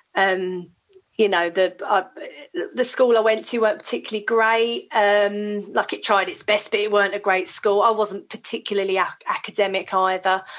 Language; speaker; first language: English; native; English